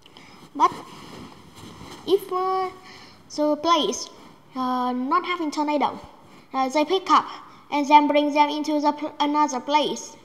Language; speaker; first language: English; non-native, learner; Vietnamese